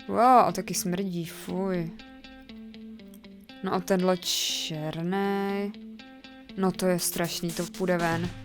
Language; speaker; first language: Czech; native; Czech